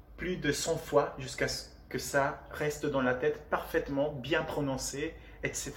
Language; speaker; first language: French; non-native, fluent; Spanish